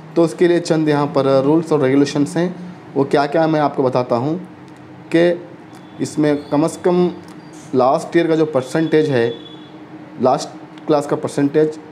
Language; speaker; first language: Hindi; non-native, local second language; Urdu